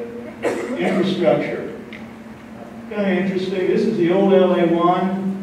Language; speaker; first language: English; native; English